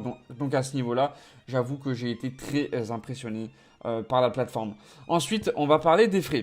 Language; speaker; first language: French; native; French